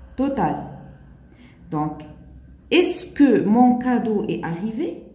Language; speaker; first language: French; non-native, local second language; Arabic